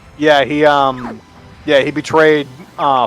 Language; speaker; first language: English; native; English